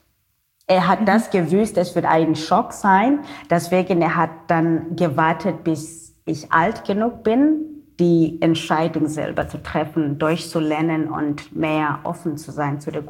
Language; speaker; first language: German; non-native, learner; Xhosa